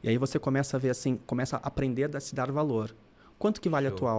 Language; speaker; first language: Portuguese; native; Portuguese